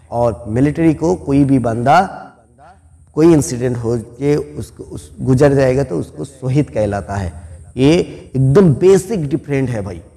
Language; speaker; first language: Hindi; non-native, local second language; Bangla